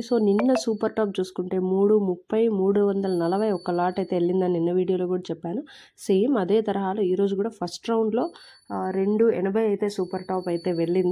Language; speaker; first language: Telugu; native; Telugu